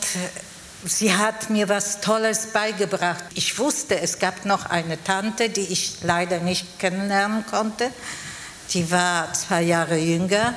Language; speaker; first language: German; non-native, fluent; Polish